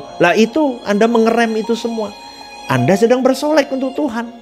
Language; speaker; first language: Indonesian; native; Indonesian